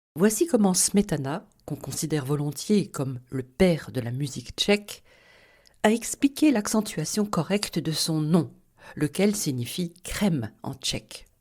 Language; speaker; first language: French; native; French